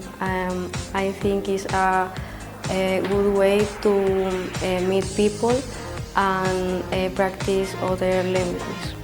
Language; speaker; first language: English; non-native, learner; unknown